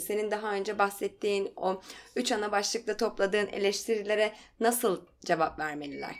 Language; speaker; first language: Turkish; native; Turkish